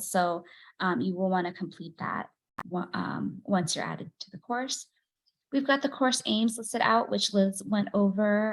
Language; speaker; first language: English; native; English